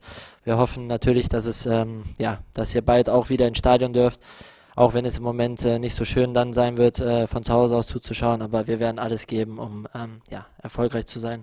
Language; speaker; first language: German; native; German